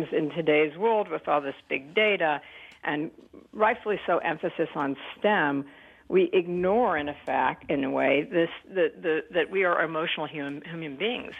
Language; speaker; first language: English; native; English